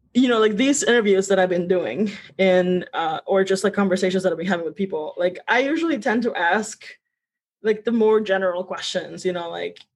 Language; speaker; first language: English; early bilingual, other home language; Spanish